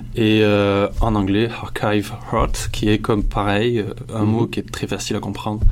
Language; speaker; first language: French; native; French